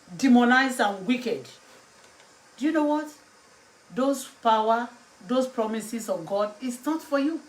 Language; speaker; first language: English; non-native, local second language; Yoruba